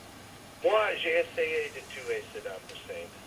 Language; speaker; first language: French; non-native, fluent; English